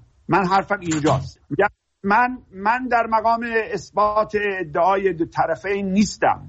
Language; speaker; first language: Persian; native; Persian